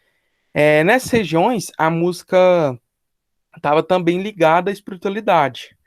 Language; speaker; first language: Portuguese; native; Portuguese